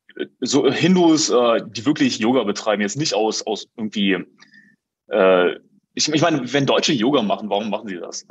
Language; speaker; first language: German; native; German